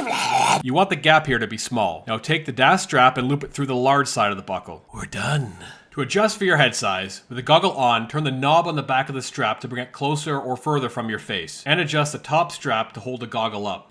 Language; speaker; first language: English; native; English